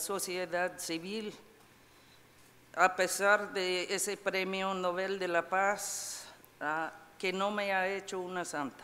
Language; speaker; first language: Spanish; non-native, fluent; English